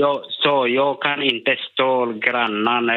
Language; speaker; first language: Swedish; non-native, learner; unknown